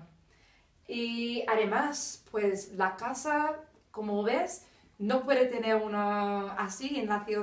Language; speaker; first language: Spanish; non-native, fluent; English